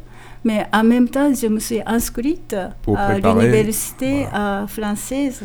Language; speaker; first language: French; non-native, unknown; Japanese